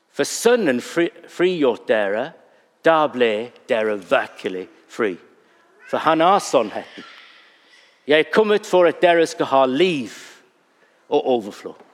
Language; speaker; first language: Norwegian; non-native, fluent; English